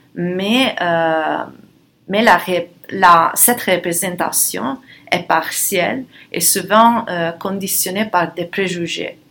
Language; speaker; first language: French; non-native, fluent; Italian